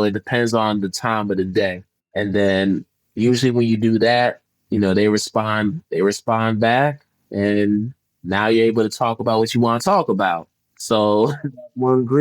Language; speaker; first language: English; early bilingual, other home language; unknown